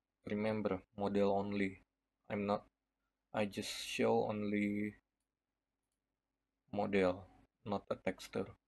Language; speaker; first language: English; non-native, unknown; Indonesian